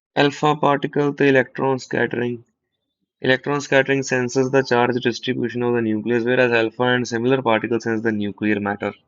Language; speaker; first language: English; non-native, local second language; Punjabi